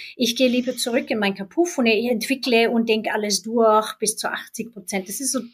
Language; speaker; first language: German; non-native, fluent; Swedish